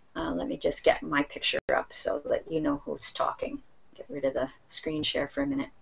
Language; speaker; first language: English; native; English